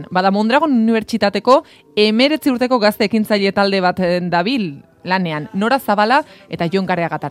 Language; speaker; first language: Basque; native; Basque